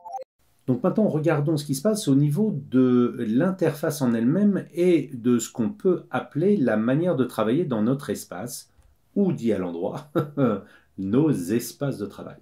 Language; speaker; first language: French; native; French